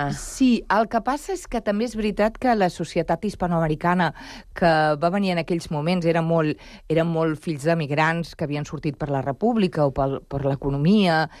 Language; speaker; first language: Catalan; non-native, local second language; Spanish